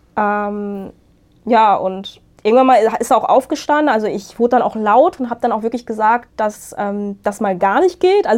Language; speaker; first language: German; early bilingual, other home language; Arabic